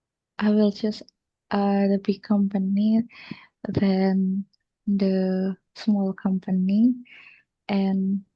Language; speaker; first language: English; non-native, learner; Indonesian